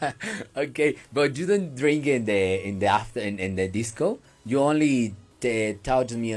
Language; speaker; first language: English; non-native, learner; Spanish